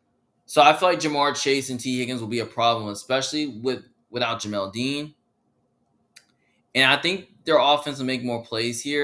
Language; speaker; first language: English; native; English